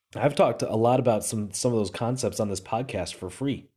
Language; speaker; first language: English; native; English